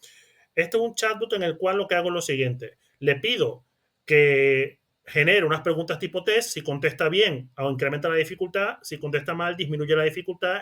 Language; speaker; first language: Spanish; native; Spanish